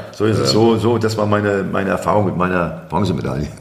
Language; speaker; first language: German; native; German